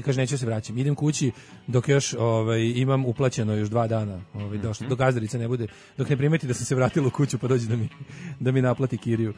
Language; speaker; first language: Serbian; native; Serbian